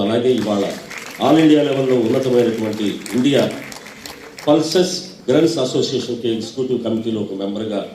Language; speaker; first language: Telugu; native; Telugu